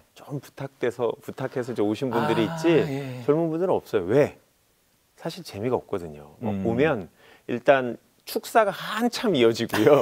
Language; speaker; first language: Korean; native; Korean